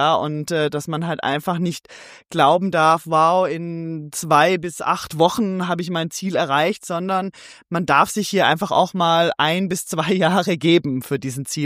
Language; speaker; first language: German; native; German